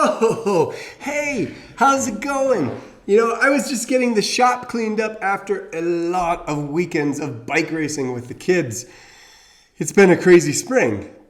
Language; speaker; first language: English; native; English